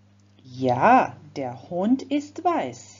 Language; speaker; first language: German; non-native, fluent; Croatian